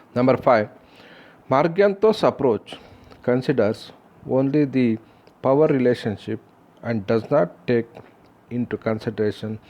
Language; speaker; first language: English; non-native, local second language; Kannada